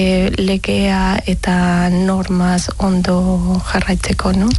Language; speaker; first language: Basque; non-native, learner; Spanish